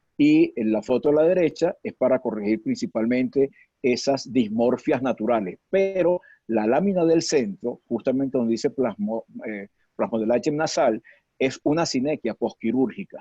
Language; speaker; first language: Spanish; native; Spanish